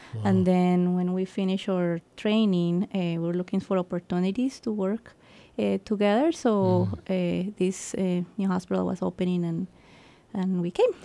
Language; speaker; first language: English; non-native, fluent; Spanish